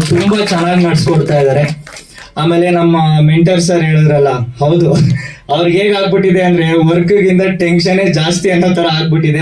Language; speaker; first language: Kannada; native; Kannada